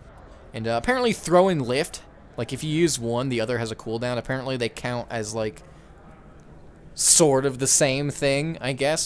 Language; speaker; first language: English; native; English